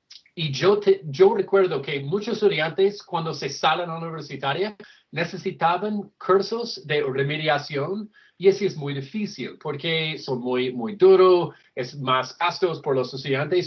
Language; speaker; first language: Spanish; non-native, fluent; English